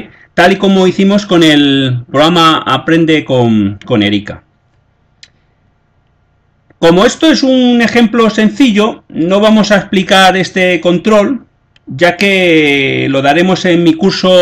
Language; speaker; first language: Spanish; native; Spanish